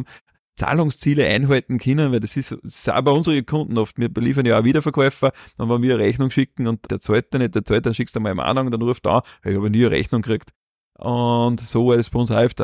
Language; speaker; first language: German; native; German